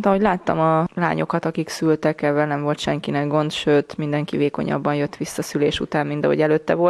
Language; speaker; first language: Hungarian; native; Hungarian